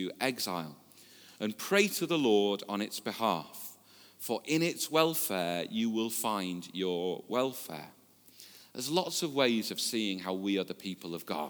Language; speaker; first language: English; native; English